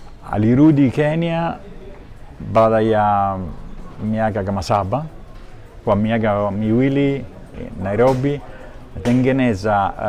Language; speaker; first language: Swahili; non-native, learner; Italian